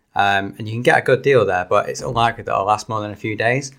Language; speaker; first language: English; native; English